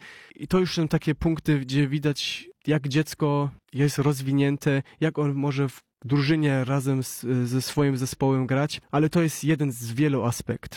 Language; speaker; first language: Polish; early bilingual, heritage; Polish